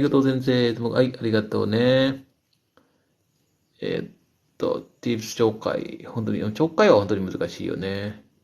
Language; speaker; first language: Japanese; non-native, fluent; Indonesian